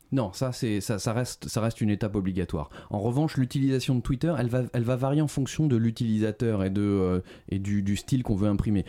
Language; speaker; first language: French; native; French